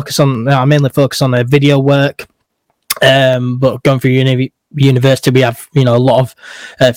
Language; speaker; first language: English; native; English